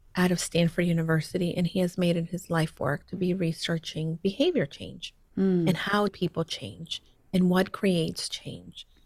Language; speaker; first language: English; early bilingual, heritage; Spanish